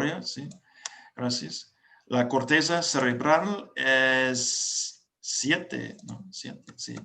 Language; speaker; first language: Spanish; non-native, learner; English